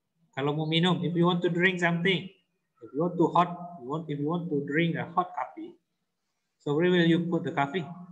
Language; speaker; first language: English; non-native, fluent; Indonesian